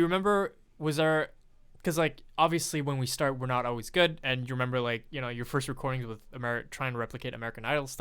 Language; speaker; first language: English; non-native, fluent; French